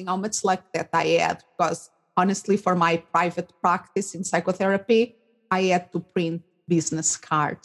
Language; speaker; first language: English; non-native, fluent; Portuguese